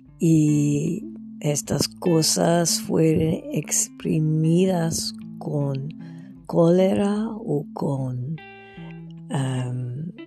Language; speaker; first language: Spanish; non-native, fluent; French